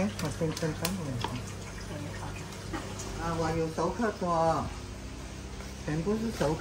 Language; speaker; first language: Chinese; non-native, local second language; Min Nan Chinese